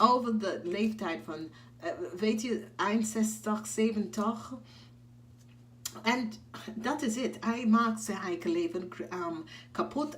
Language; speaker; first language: Dutch; non-native, fluent; English